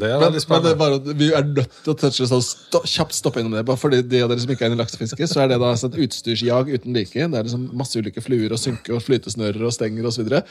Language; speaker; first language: Norwegian; native; Norwegian